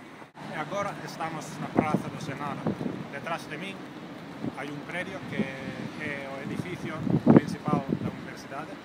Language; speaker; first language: Galician; non-native, fluent; Finnish